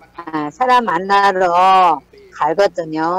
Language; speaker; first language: Korean; non-native, learner; Thai